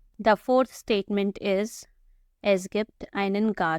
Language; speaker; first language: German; non-native, fluent; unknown